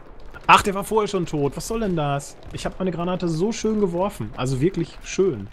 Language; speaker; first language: German; native; German